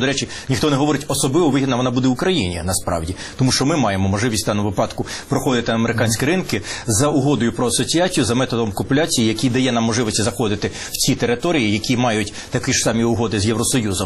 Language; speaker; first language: Ukrainian; native; Ukrainian